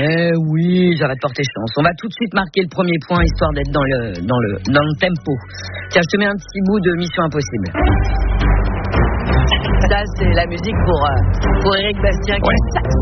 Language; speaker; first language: French; native; French